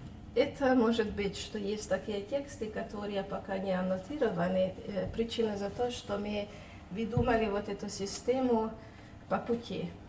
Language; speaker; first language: Russian; non-native, fluent; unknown